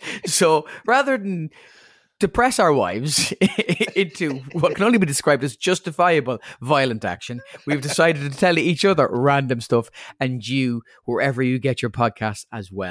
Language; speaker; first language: English; native; English